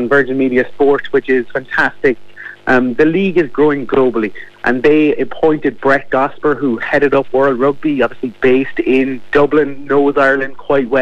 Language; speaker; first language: English; native; English